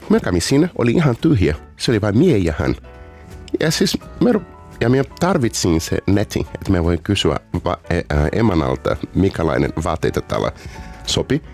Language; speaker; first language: Finnish; non-native, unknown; Portuguese